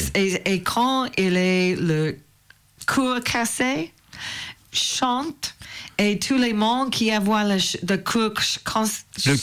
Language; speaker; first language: French; non-native, learner; English